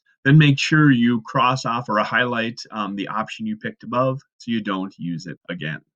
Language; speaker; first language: English; native; English